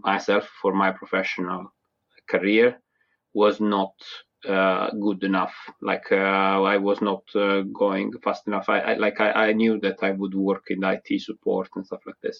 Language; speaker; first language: English; non-native, fluent; Italian